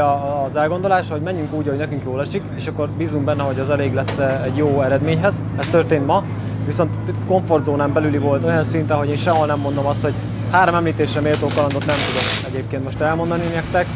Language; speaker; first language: Hungarian; native; Hungarian